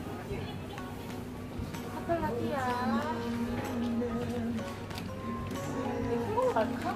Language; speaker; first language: Indonesian; non-native, fluent; Korean